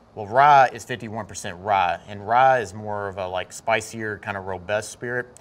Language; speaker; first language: English; native; English